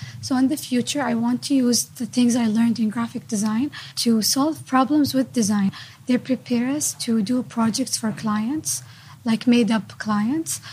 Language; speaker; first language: English; non-native, fluent; Arabic